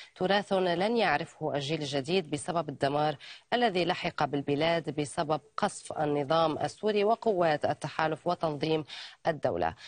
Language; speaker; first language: Arabic; native; Arabic